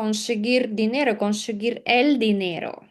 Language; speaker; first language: Spanish; non-native, learner; Russian